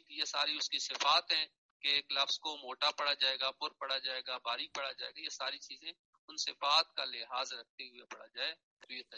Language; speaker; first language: Urdu; non-native, local second language; Punjabi